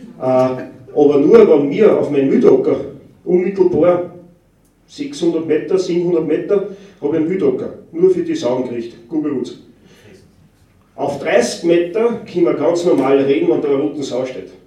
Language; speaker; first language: German; native; German